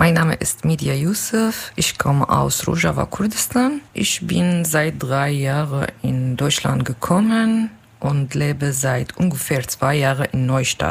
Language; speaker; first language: German; non-native, learner; Kurdish